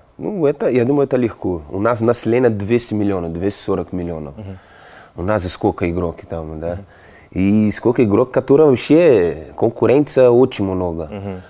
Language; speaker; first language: Russian; non-native, fluent; Portuguese